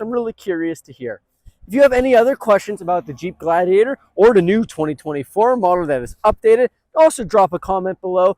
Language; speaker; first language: English; native; English